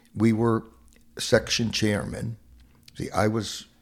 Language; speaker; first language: English; non-native, fluent; Hungarian